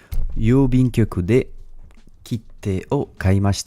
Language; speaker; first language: Japanese; non-native, learner; English